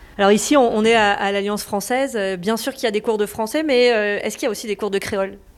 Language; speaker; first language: French; native; French